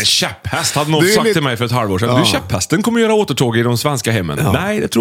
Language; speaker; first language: Swedish; native; Swedish